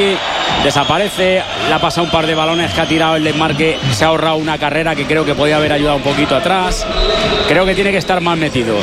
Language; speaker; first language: Spanish; native; Spanish